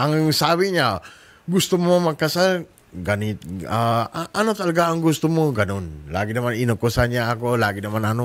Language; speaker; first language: Filipino; non-native, learner; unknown